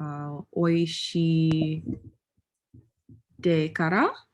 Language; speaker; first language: Japanese; non-native, learner; English